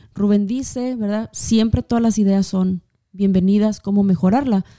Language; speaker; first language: Spanish; native; Spanish